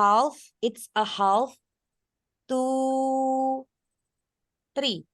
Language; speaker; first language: English; non-native, learner; Indonesian